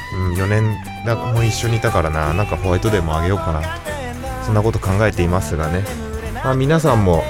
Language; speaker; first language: Japanese; native; Japanese